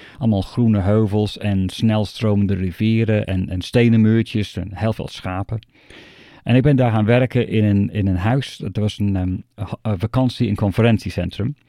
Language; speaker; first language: Dutch; non-native, fluent; English